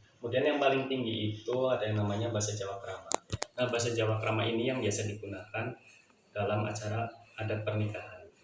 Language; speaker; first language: Indonesian; non-native, local second language; Javanese